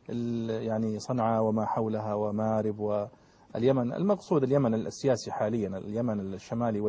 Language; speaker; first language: Arabic; native; Arabic